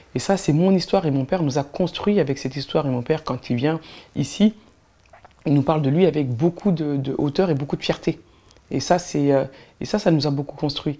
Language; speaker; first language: French; native; French